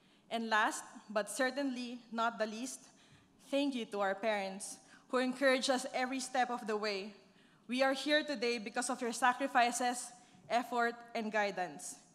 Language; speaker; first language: English; non-native, local second language; Filipino